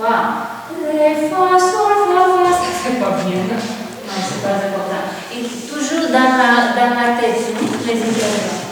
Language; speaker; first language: French; non-native, fluent; Italian